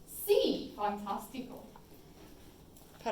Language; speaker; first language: Spanish; non-native, fluent; English